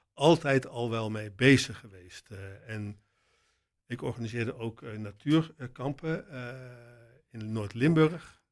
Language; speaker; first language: Dutch; native; Dutch